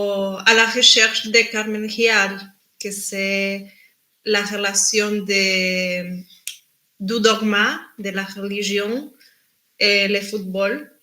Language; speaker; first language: French; non-native, learner; Spanish